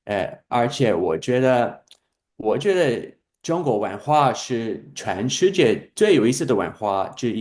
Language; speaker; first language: Chinese; non-native, fluent; English